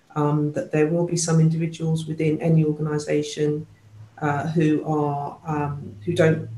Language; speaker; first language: English; native; English